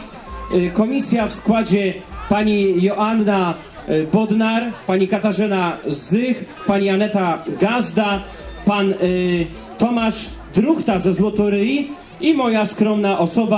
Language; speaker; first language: Polish; native; Polish